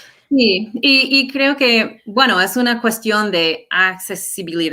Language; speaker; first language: Spanish; non-native, fluent; English